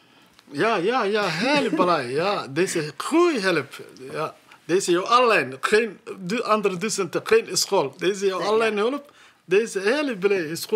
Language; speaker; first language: Dutch; non-native, learner; Somali